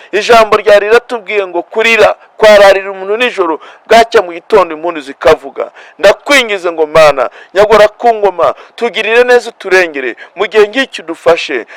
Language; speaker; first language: Kinyarwanda; non-native, local second language; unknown